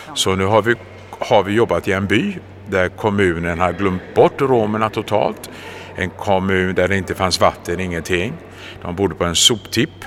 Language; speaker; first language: Swedish; native; Swedish